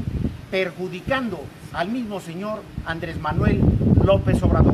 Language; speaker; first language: Spanish; native; Spanish